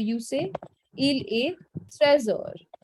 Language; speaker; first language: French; non-native, fluent; Hindi